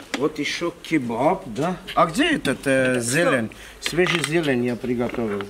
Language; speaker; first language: Russian; non-native, fluent; Armenian